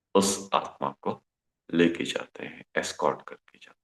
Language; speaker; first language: Hindi; non-native, local second language; Kannada